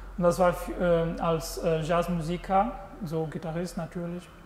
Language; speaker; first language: German; non-native, learner; Portuguese